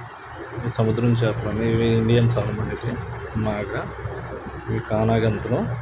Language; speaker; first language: Telugu; native; Telugu